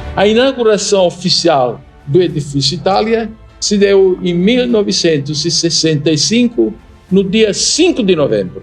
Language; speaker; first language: Portuguese; non-native, fluent; Italian